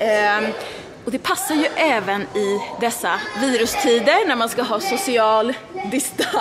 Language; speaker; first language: Swedish; native; Swedish